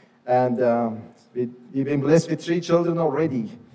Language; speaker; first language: English; non-native, fluent; Persian